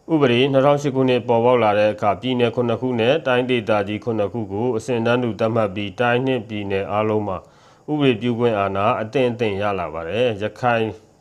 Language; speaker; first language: Burmese; native; Burmese